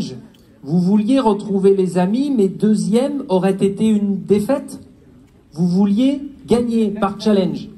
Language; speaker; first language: French; native; French